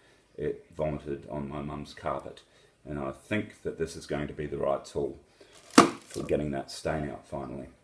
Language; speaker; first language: English; native; English